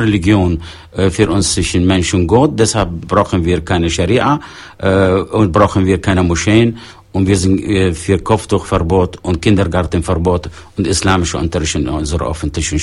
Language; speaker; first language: German; non-native, fluent; Arabic